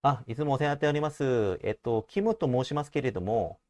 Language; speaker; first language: Japanese; non-native, fluent; Korean